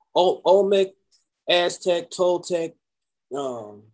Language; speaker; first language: English; native; English